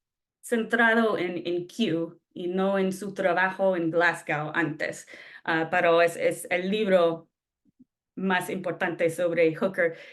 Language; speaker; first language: Spanish; non-native, fluent; English